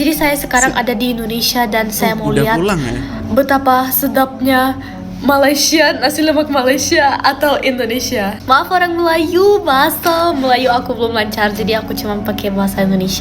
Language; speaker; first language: Indonesian; non-native, fluent; German